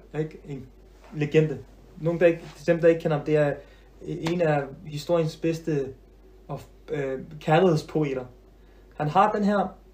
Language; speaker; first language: Danish; early bilingual, other home language; Arabic